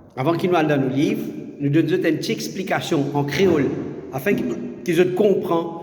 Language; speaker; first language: French; non-native, learner; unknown